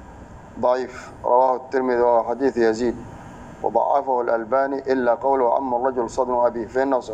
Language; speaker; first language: Arabic; native; Arabic